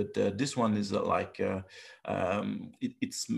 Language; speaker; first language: English; non-native, fluent; French